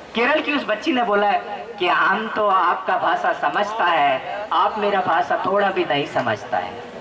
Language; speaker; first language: Hindi; non-native, local second language; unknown